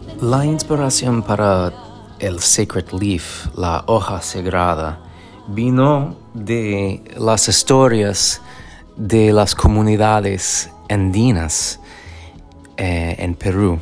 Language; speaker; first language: Spanish; non-native, fluent; English